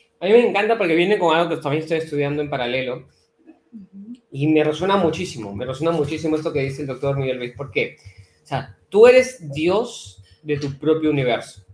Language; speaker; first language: Spanish; native; Spanish